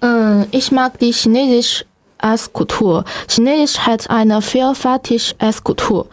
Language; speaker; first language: German; non-native, learner; Chinese